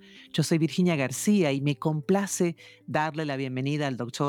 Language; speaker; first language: Spanish; native; Spanish